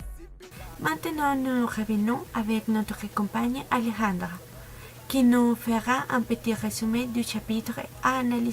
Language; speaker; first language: French; non-native, learner; Spanish